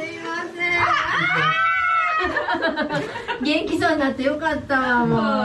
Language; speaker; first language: Japanese; native; Japanese